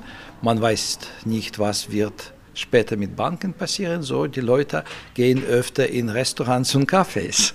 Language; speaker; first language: German; non-native, fluent; Russian